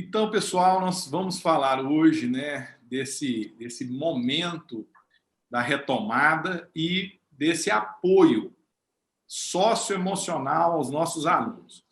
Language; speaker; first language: Portuguese; native; Portuguese